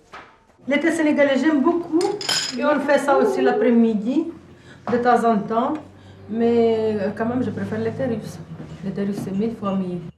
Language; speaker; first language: French; non-native, fluent; Russian